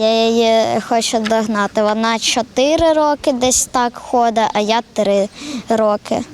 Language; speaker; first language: Ukrainian; non-native, local second language; Russian